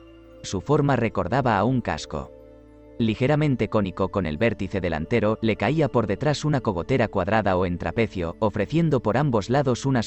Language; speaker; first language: Spanish; native; Spanish